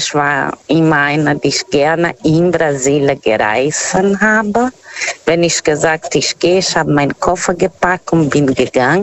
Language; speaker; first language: German; non-native, fluent; Portuguese